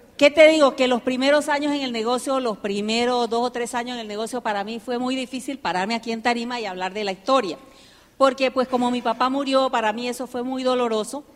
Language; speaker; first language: Spanish; early bilingual, heritage; Spanish